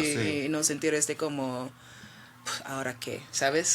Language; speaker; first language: Spanish; early bilingual, heritage; Spanish